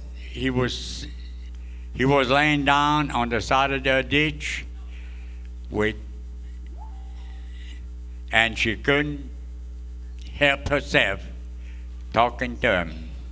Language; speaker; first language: English; early bilingual, other home language; French